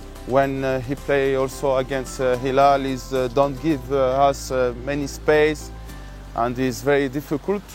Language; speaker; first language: English; non-native, learner; French